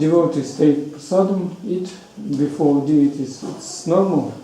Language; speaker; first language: English; non-native, learner; Russian